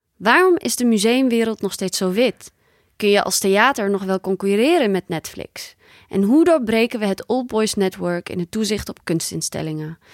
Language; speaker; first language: Dutch; early bilingual, other home language; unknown